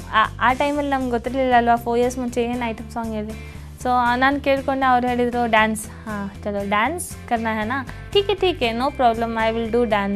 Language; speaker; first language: Kannada; non-native, local second language; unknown